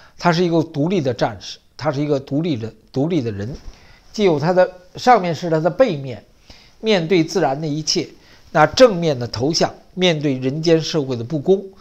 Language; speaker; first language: Chinese; native; Chinese